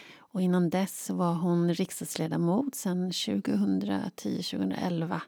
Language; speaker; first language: Swedish; native; Swedish